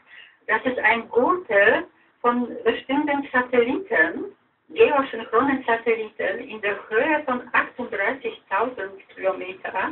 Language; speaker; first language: German; non-native, fluent; Polish